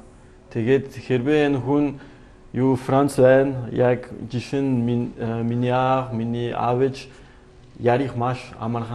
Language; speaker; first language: Mongolian; non-native, learner; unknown